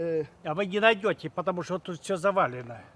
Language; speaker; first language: Russian; native; Russian